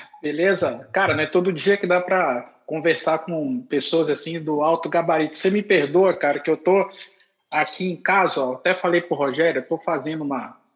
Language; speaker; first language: Portuguese; native; Portuguese